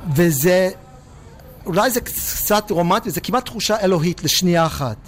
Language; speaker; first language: Hebrew; non-native, fluent; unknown